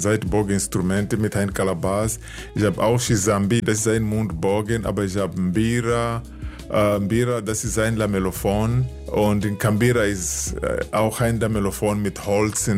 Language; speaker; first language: German; non-native, learner; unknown